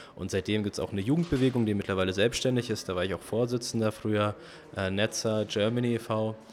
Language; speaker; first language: German; early bilingual, other home language; Russian